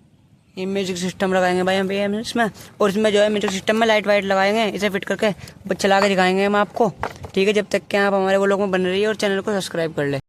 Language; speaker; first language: Hindi; native; Hindi